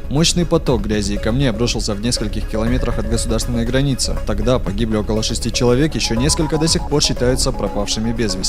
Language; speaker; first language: Russian; native; Russian